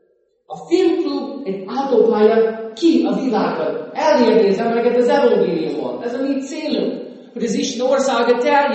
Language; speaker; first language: Hungarian; non-native, fluent; English